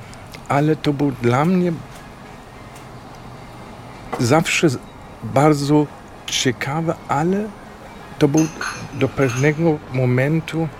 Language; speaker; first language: Polish; non-native, fluent; German